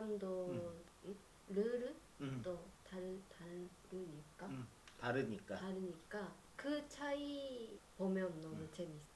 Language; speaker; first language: Korean; non-native, learner; Japanese